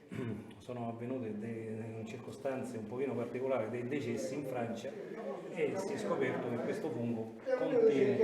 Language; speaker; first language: Italian; native; Italian